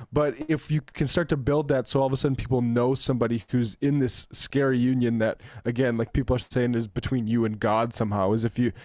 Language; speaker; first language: English; native; English